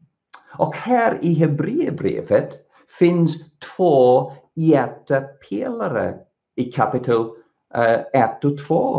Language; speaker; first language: Swedish; non-native, fluent; English